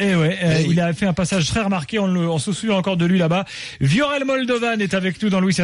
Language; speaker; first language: French; native; French